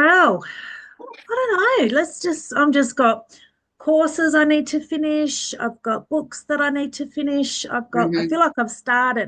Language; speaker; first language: English; early bilingual, other home language; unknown